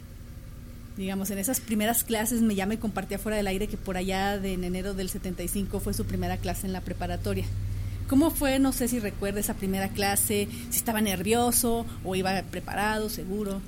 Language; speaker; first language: Spanish; native; Spanish